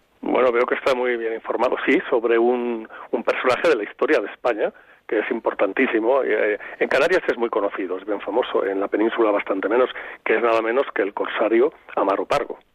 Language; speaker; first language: Spanish; native; Spanish